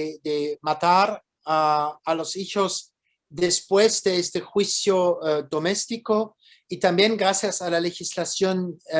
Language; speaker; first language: Spanish; non-native, fluent; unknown